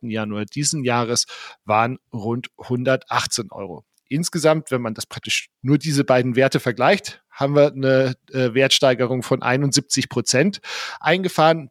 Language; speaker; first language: German; native; German